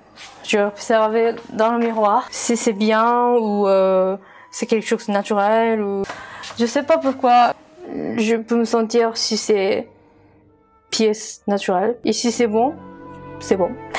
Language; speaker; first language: French; non-native, learner; Japanese